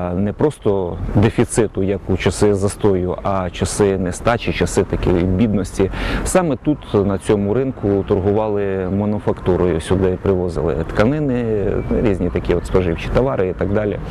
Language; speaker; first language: Ukrainian; native; Ukrainian